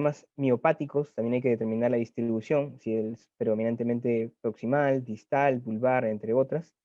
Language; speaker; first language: Spanish; native; Spanish